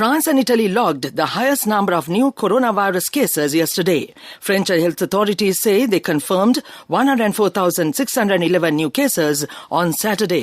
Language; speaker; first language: English; non-native, local second language; Sinhala